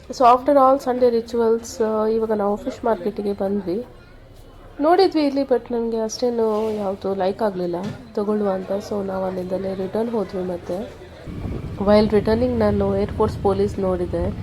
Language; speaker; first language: Kannada; non-native, local second language; Konkani